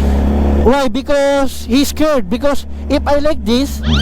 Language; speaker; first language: English; non-native, learner; Filipino